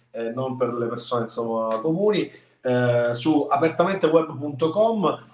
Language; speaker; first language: Italian; native; Italian